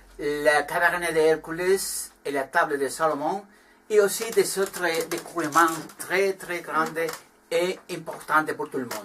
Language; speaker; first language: French; non-native, learner; Spanish